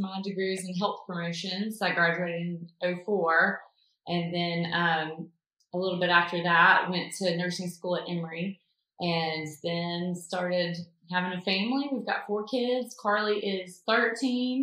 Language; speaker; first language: English; native; English